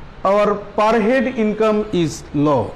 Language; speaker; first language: English; non-native, local second language; Bangla